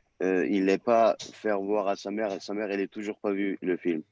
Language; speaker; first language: French; non-native, learner; Turkish